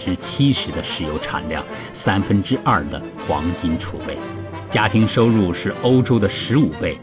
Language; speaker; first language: Chinese; native; Chinese